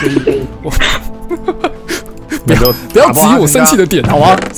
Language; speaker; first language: Chinese; native; Chinese